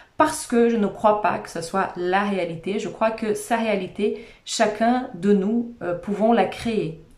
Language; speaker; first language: French; non-native, fluent; Portuguese